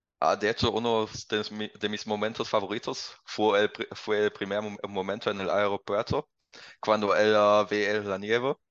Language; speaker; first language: Spanish; non-native, learner; German